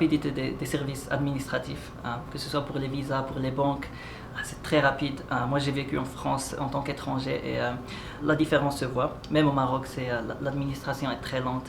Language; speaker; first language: French; non-native, local second language; Arabic